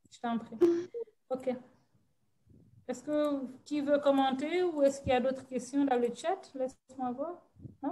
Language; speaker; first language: French; non-native, local second language; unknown